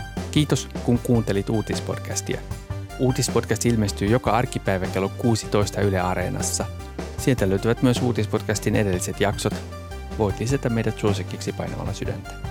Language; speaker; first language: Finnish; native; Finnish